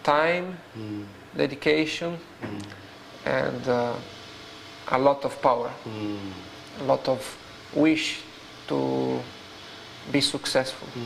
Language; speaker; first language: English; non-native, fluent; Portuguese